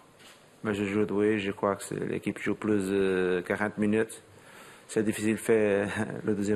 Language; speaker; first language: French; non-native, learner; Portuguese